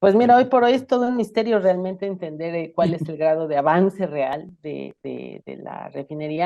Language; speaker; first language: Spanish; native; Spanish